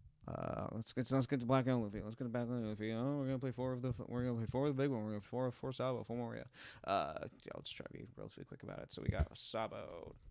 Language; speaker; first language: English; native; English